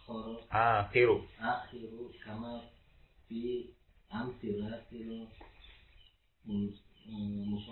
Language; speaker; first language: Arabic; non-native, learner; Indonesian